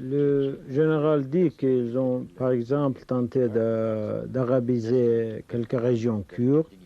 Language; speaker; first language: French; non-native, fluent; Kurdish